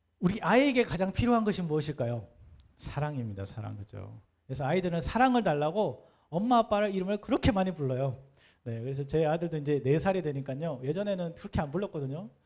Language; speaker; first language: Korean; native; Korean